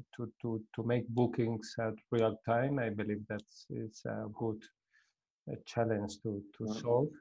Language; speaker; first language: English; non-native, learner; Spanish